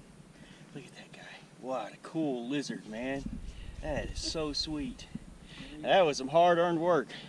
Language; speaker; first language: English; native; English